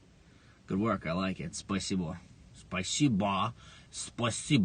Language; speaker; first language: Russian; non-native, learner; English